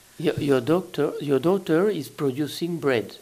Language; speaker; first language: English; non-native, learner; French